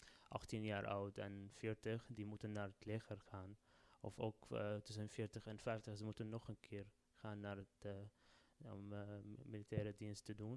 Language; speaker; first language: Dutch; non-native, learner; Arabic